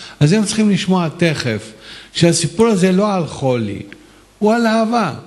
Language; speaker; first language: Hebrew; non-native, fluent; Arabic